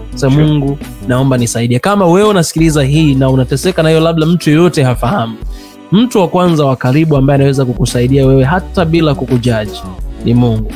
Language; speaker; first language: Swahili; native; Swahili